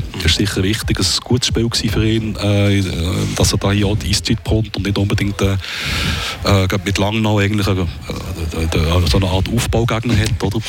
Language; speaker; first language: German; native; German